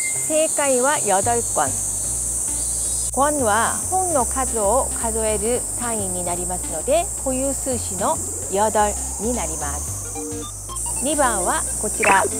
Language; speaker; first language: Japanese; non-native, fluent; Korean